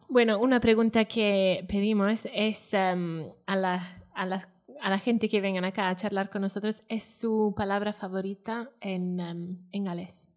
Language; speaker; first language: Spanish; non-native, fluent; Welsh